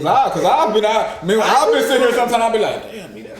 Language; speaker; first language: English; native; English